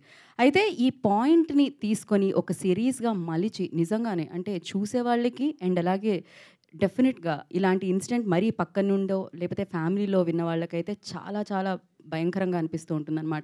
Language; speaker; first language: Telugu; native; Telugu